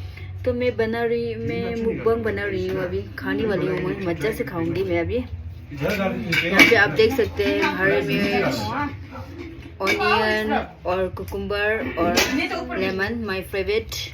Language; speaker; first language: Hindi; non-native, local second language; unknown